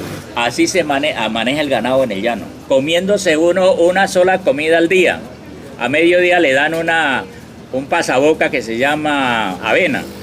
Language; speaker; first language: Spanish; native; Spanish